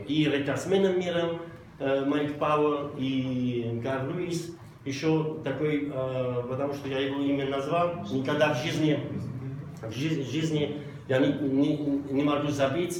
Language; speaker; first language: Russian; non-native, local second language; Armenian